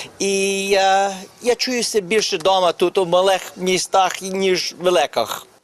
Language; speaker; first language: Ukrainian; early bilingual, heritage; Ukrainian